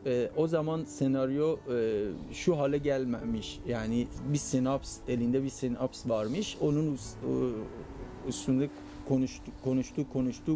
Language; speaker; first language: Turkish; non-native, fluent; Persian